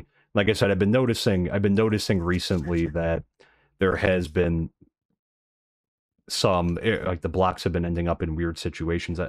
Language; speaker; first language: English; native; English